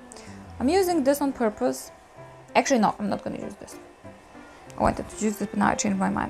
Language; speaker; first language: English; non-native, fluent; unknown